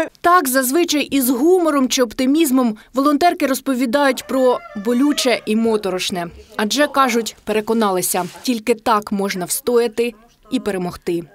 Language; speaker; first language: Ukrainian; native; Ukrainian